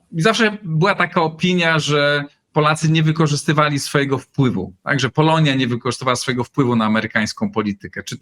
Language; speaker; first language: Polish; native; Polish